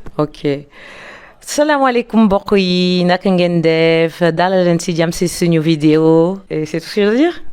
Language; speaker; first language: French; non-native, local second language; Lingala